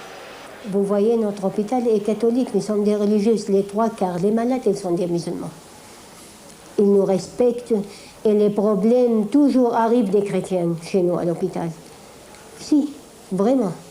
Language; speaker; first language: French; non-native, fluent; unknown